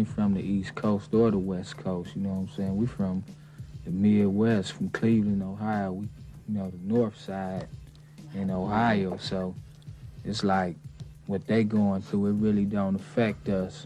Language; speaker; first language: English; native; English